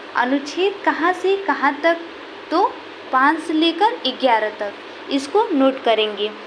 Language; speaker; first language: Hindi; native; Hindi